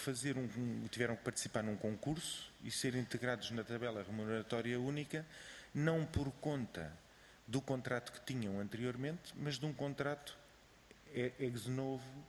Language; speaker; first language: Portuguese; native; Portuguese